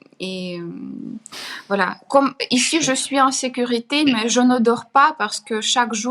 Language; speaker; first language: French; non-native, fluent; Ukrainian